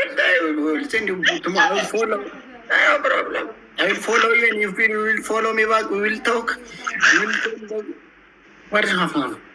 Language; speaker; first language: English; non-native, learner; Oromo